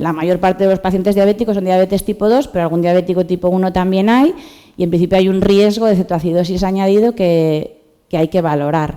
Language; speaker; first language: Spanish; native; Spanish